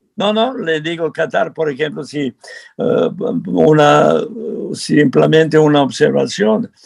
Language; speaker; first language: Spanish; non-native, fluent; Serbian